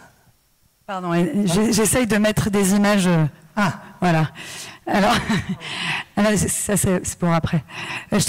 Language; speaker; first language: French; native; French